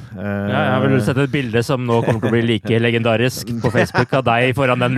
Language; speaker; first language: Norwegian; native; Norwegian